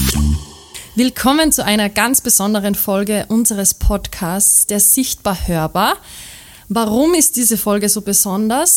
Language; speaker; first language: German; native; German